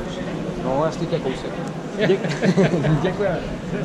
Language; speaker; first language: Czech; native; Czech